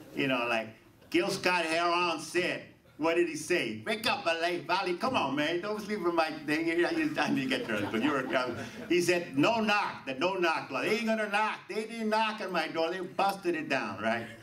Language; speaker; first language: English; native; English